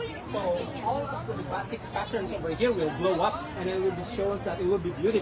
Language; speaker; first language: English; non-native, learner; Indonesian